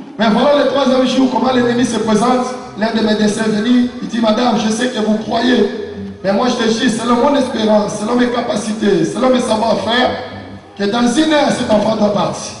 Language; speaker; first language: French; non-native, local second language; Lingala